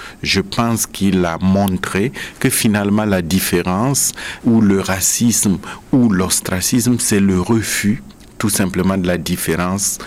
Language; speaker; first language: French; non-native, local second language; Mossi